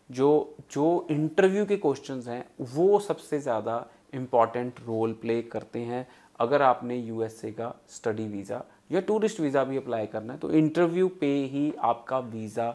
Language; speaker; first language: Hindi; non-native, local second language; Punjabi